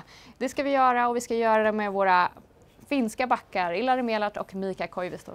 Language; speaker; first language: Swedish; native; Swedish